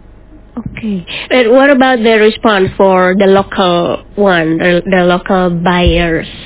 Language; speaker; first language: English; non-native, fluent; Indonesian